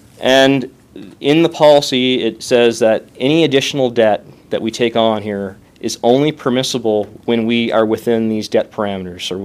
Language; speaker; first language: English; native; English